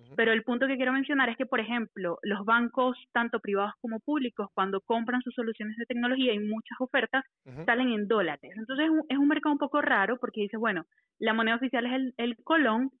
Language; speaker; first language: Spanish; native; Spanish